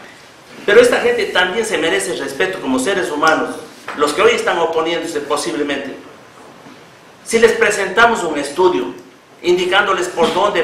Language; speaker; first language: Spanish; native; Spanish